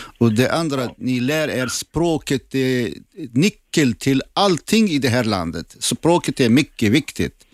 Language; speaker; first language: Swedish; non-native, fluent; Assyrian Neo-Aramaic